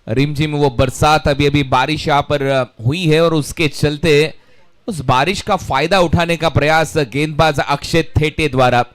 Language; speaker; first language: Hindi; non-native, local second language; Marathi